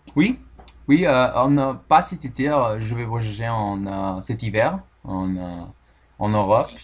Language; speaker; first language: French; non-native, fluent; Spanish